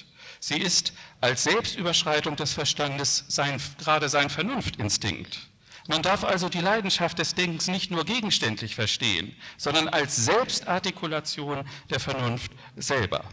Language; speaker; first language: German; native; German